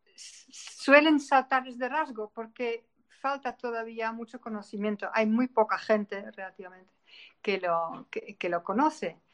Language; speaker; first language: Spanish; non-native, fluent; Dutch